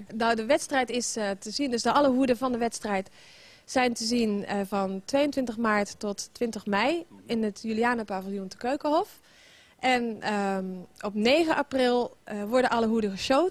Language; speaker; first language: Dutch; native; Dutch